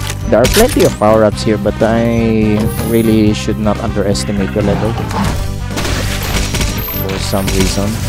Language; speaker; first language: English; non-native, local second language; Filipino